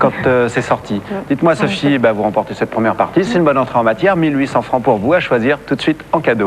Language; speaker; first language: French; native; French